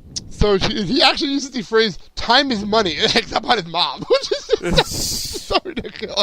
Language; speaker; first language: English; native; English